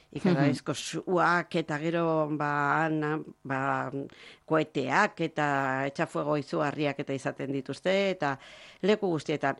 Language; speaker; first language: Basque; native; Basque